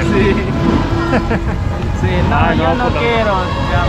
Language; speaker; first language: Spanish; non-native, learner; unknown